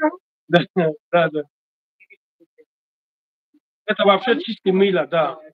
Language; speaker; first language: Russian; non-native, fluent; Tajik